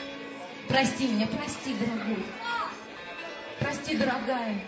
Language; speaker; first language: Russian; native; Russian